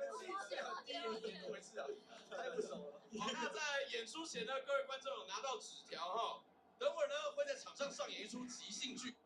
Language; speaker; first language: Chinese; native; Chinese